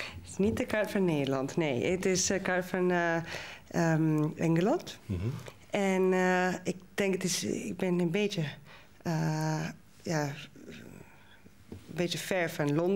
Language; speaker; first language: Dutch; non-native, learner; Spanish